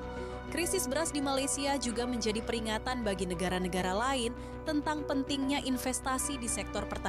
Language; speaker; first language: Indonesian; native; Indonesian